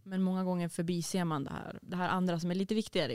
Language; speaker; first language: Swedish; native; Swedish